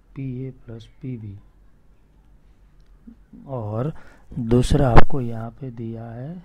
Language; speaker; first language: Hindi; non-native, local second language; Gujarati